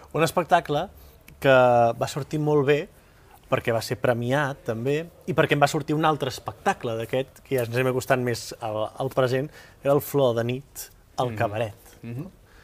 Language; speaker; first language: Catalan; native; Catalan